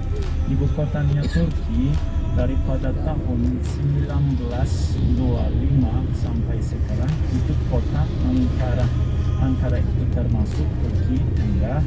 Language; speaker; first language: Indonesian; non-native, fluent; Turkish